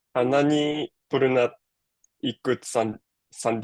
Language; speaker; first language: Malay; non-native, learner; Japanese